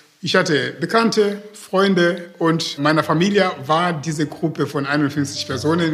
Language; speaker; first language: German; non-native, fluent; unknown